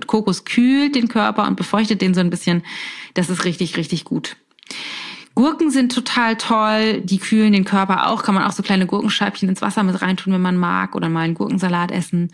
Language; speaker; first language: German; native; German